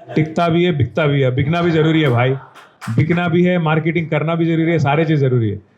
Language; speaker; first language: Hindi; non-native, local second language; Telugu